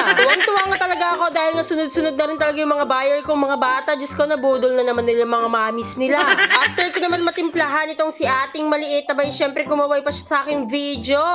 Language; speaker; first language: Filipino; native; Filipino